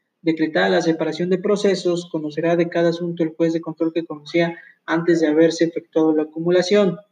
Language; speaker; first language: Spanish; native; Spanish